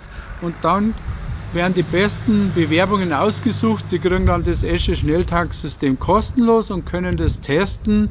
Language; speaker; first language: German; native; German